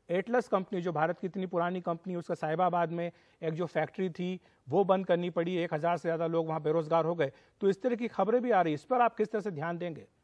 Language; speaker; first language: Hindi; native; Hindi